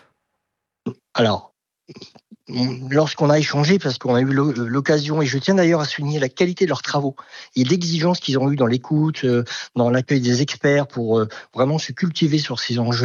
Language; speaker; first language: French; native; French